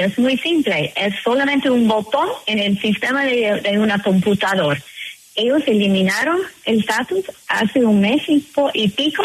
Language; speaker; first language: Spanish; non-native, fluent; English